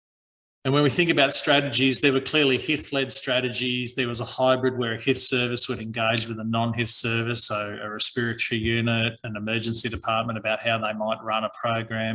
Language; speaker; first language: English; native; English